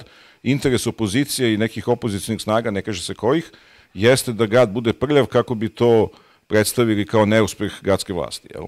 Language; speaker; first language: Bosnian; native; Bosnian